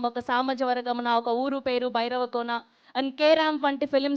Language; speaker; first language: Telugu; native; Telugu